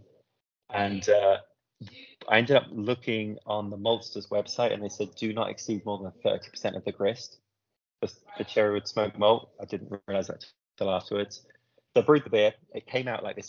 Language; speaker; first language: English; native; English